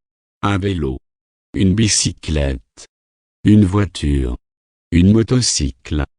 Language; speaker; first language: French; non-native, fluent; Arabic